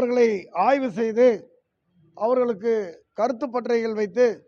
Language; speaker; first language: Tamil; native; Tamil